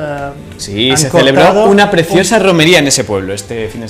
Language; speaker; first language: Spanish; native; Spanish